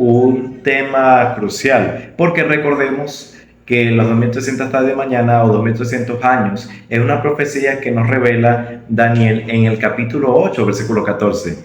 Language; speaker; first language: Spanish; native; Spanish